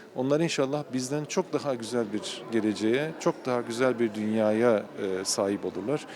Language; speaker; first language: Turkish; native; Turkish